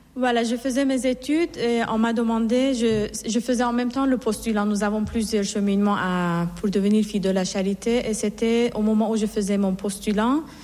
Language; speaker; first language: French; non-native, fluent; Persian